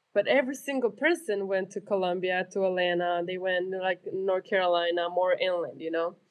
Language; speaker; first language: English; non-native, fluent; Romanian